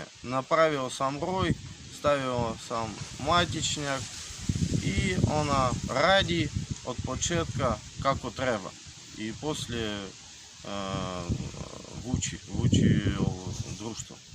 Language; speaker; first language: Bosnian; non-native, learner; Russian